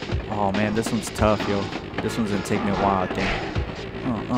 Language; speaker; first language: English; native; English